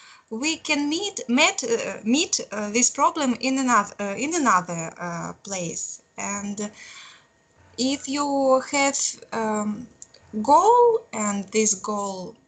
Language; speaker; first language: English; non-native, learner; Russian